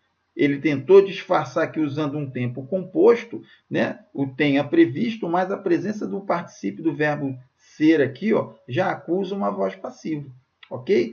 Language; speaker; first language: Portuguese; native; Portuguese